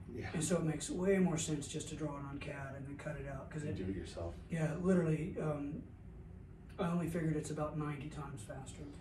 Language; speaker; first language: English; native; English